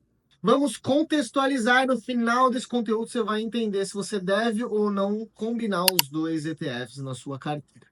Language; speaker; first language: Portuguese; native; Portuguese